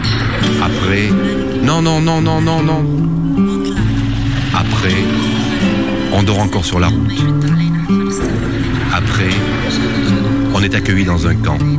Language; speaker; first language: French; non-native, learner; Arabic